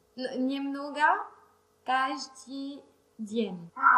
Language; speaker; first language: Russian; non-native, learner; French